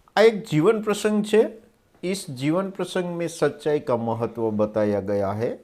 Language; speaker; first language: Hindi; non-native, local second language; Gujarati